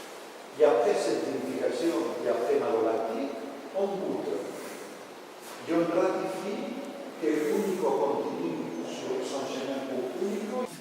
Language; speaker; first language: French; non-native, fluent; Spanish